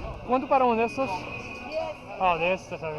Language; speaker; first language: Spanish; non-native, learner; English